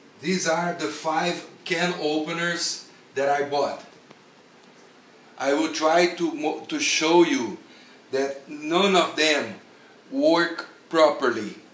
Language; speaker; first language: English; non-native, learner; Portuguese